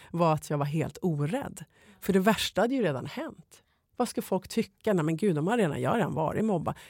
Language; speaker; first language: Swedish; native; Swedish